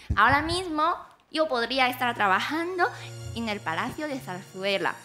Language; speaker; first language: Spanish; non-native, fluent; Chinese